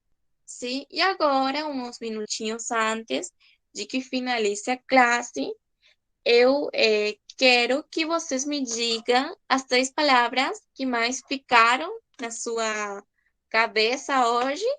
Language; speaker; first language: Portuguese; non-native, fluent; Spanish